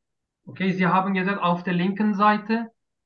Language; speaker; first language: German; non-native, learner; Turkish